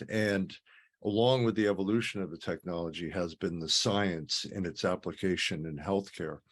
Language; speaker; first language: English; native; English